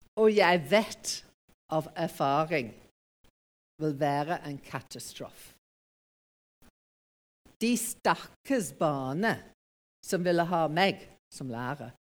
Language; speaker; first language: Norwegian; non-native, fluent; English